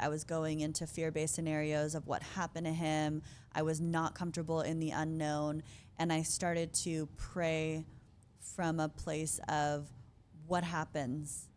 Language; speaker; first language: English; native; English